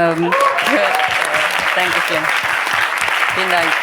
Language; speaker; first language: German; non-native, fluent; Turkish